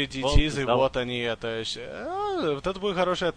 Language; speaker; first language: Russian; early bilingual, heritage; English